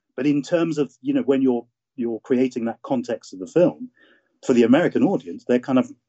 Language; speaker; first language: English; native; English